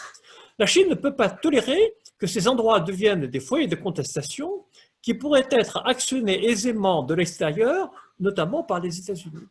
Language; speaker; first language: French; native; French